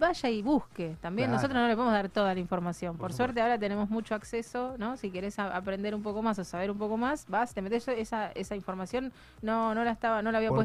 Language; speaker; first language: Spanish; native; Spanish